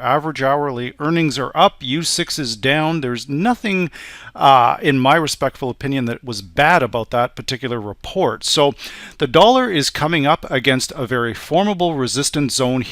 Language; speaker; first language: English; native; English